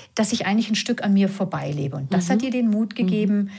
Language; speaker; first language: German; native; German